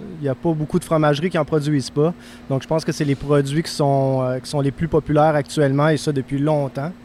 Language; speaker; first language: French; native; French